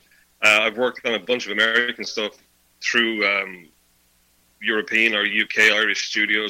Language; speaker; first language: English; native; English